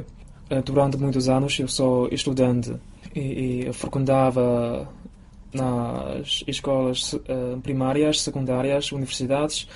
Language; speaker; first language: Portuguese; non-native, fluent; Chinese